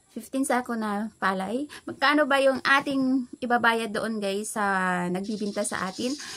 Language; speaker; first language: Filipino; non-native, local second language; Cebuano